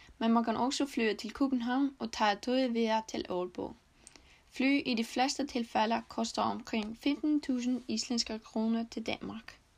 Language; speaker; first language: Danish; non-native, learner; Icelandic